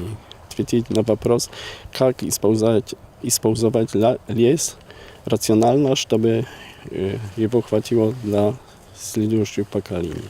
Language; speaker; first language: Russian; non-native, learner; Serbian